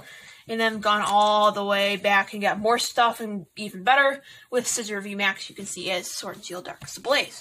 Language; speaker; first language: English; native; English